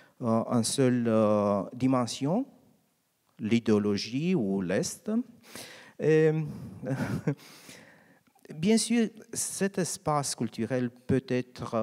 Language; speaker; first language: French; non-native, learner; Romanian